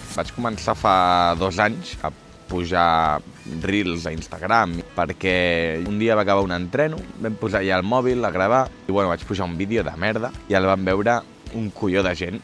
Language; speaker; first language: Catalan; native; Catalan